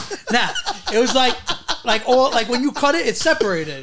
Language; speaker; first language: English; early bilingual, other home language; Italian